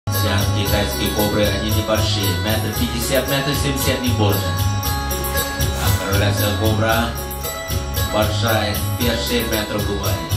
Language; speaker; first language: Russian; non-native, learner; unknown